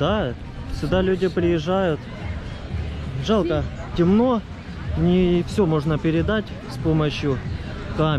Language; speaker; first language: Russian; native; Russian